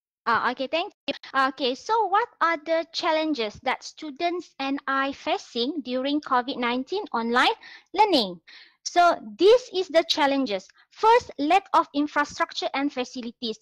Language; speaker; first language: English; non-native, local second language; Malay